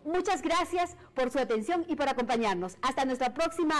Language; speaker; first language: Spanish; native; Spanish